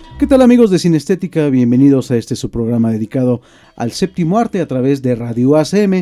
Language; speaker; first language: Spanish; native; Spanish